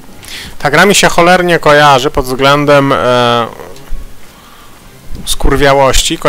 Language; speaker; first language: Polish; native; Polish